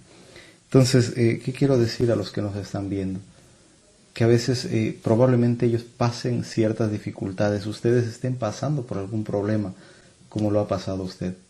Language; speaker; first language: Spanish; native; Spanish